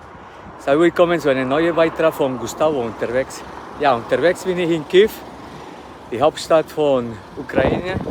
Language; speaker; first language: German; non-native, fluent; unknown